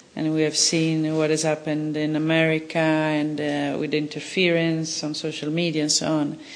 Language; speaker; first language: English; non-native, fluent; Italian